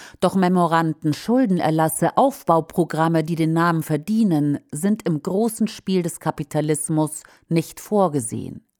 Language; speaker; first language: German; native; German